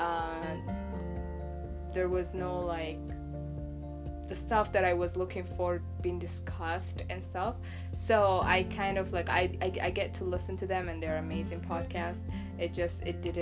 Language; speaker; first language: English; non-native, fluent; Tigrinya